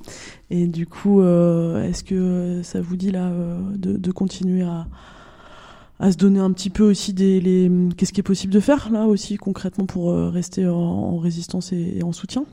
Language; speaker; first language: French; native; French